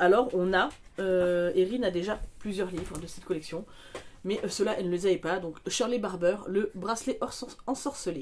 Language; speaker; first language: French; native; French